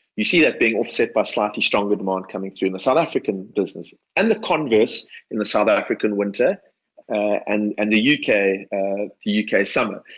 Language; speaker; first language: English; native; English